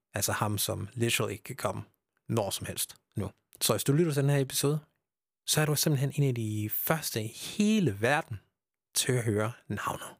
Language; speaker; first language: Danish; early bilingual, other home language; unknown